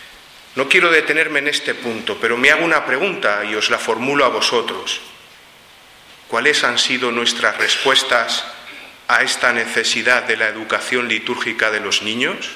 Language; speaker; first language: Spanish; native; Spanish